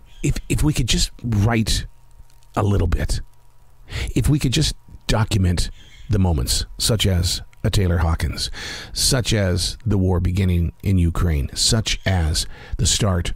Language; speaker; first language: English; native; English